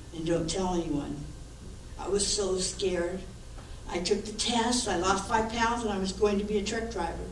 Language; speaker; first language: English; native; English